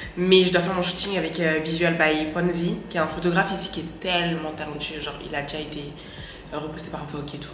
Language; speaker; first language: French; early bilingual, other home language; Bambara